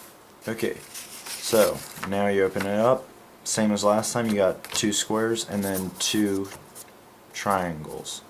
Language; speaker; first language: English; native; English